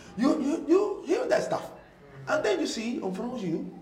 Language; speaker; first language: English; non-native, learner; Spanish